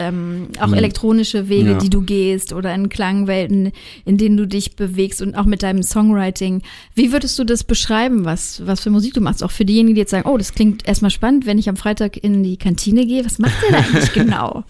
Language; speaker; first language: German; native; German